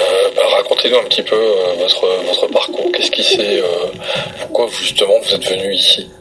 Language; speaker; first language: French; native; French